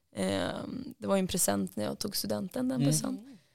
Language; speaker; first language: Swedish; native; Swedish